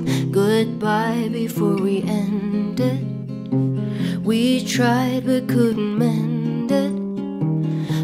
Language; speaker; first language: English; non-native, fluent; Italian